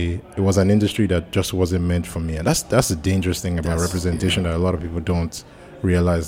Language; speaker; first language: English; non-native, local second language; Yoruba